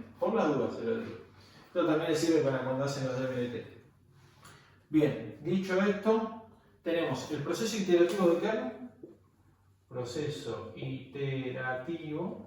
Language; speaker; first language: Spanish; native; Spanish